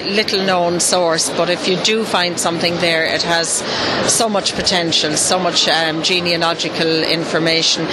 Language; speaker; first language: English; native; English